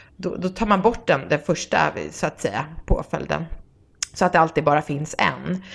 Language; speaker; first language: Swedish; native; Swedish